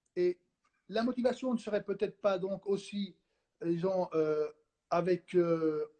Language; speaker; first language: French; non-native, fluent; Spanish